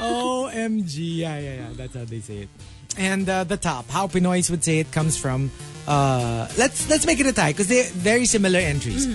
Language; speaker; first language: English; non-native, local second language; Filipino